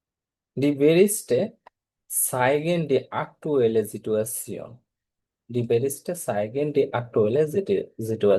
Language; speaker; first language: German; non-native, fluent; Bangla